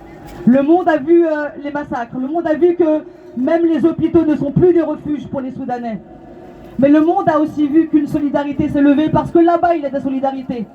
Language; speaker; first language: French; native; French